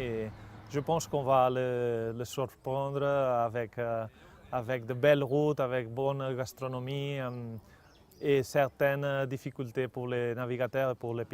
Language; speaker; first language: French; non-native, fluent; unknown